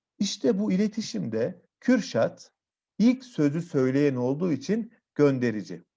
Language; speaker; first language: Turkish; native; Turkish